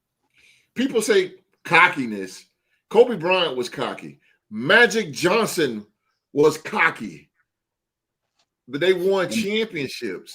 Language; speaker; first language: English; native; English